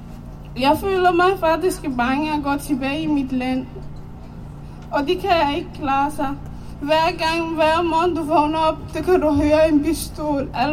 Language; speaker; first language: Danish; non-native, learner; Somali